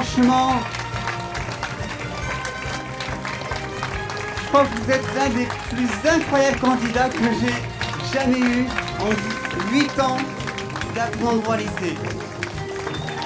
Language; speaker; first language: French; native; French